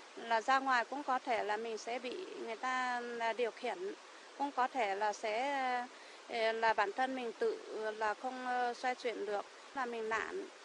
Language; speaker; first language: Vietnamese; non-native, local second language; Iu Mien